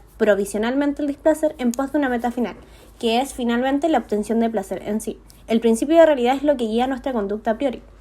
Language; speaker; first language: Spanish; native; Spanish